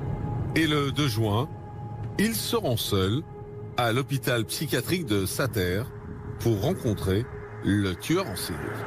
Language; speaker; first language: French; native; French